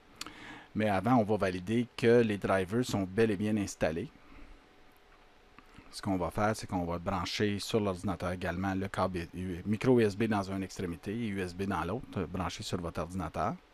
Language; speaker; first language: French; native; French